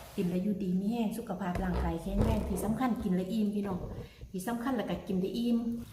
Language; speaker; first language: Thai; native; Thai